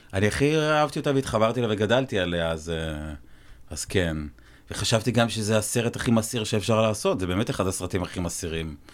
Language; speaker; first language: Hebrew; native; Hebrew